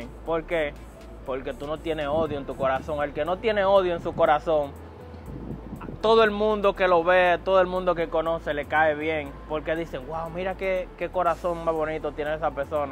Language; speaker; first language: Spanish; native; Spanish